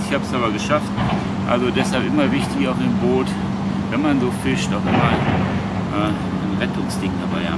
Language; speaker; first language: German; native; German